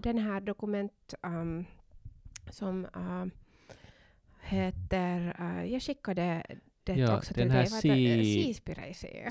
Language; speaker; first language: Swedish; non-native, local second language; Finnish